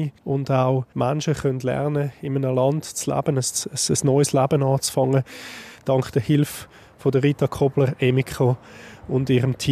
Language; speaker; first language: German; native; German